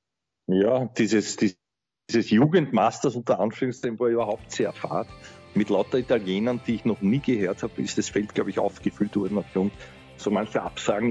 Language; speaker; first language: German; native; German